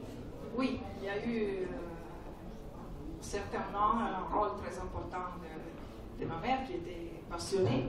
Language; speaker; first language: French; non-native, fluent; Italian